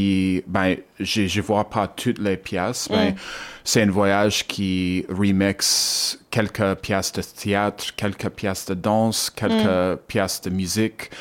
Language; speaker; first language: French; non-native, learner; English